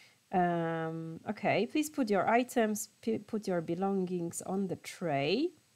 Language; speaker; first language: English; non-native, fluent; Polish